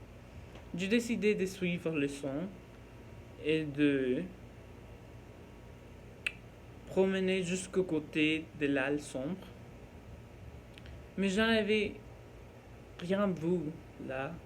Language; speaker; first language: French; non-native, learner; Norwegian